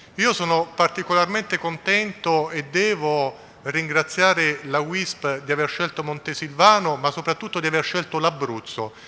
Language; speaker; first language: Italian; native; Italian